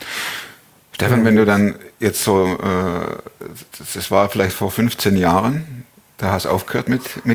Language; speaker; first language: German; native; German